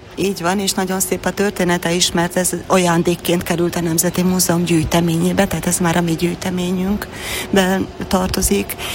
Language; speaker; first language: Hungarian; native; Hungarian